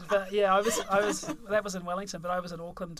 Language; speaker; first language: English; native; English